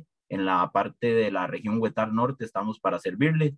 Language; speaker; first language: Spanish; native; Spanish